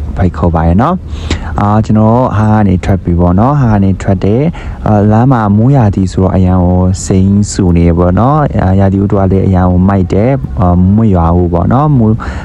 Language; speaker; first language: Burmese; non-native, local second language; Hakha Chin